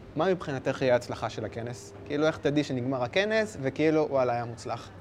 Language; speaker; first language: Hebrew; native; Hebrew